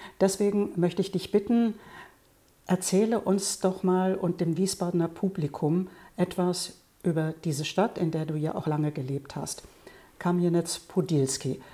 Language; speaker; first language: German; native; German